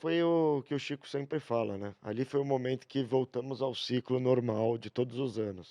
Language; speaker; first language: Portuguese; native; Portuguese